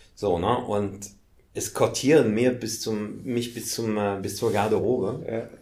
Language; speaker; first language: German; non-native, fluent; French